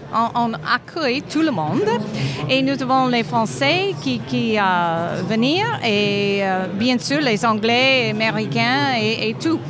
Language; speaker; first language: French; non-native, fluent; English